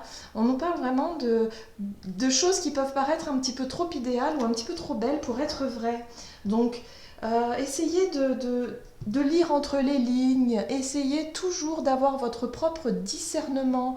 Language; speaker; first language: French; native; French